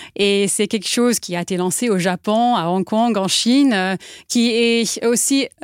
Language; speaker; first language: French; non-native, fluent; English